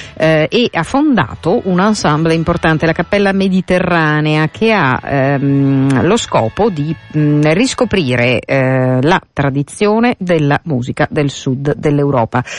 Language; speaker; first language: Italian; native; Italian